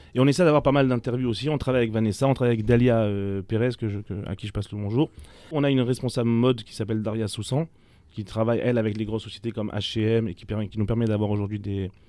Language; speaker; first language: French; native; French